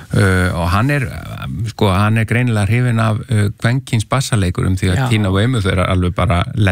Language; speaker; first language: Icelandic; native; Icelandic